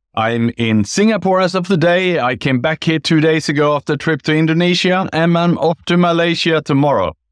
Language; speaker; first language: English; non-native, fluent; Swedish